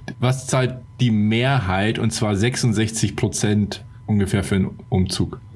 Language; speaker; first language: German; early bilingual, other home language; Polish